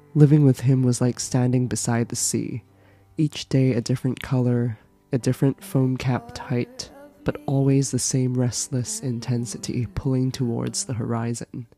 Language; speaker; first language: English; non-native, local second language; Cantonese